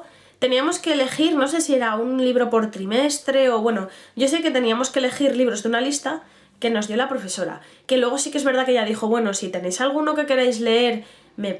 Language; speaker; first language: Spanish; native; Spanish